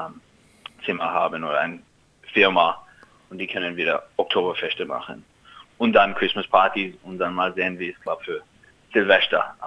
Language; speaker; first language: German; early bilingual, heritage; German